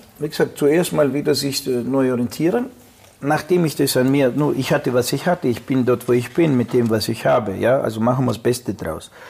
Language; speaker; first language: German; non-native, fluent; Russian